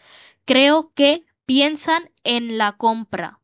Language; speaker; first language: Spanish; non-native, fluent; Bangla